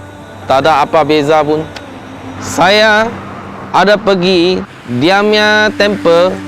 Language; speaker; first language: Indonesian; non-native, local second language; Chinese